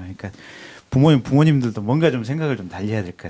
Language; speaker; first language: Korean; native; Korean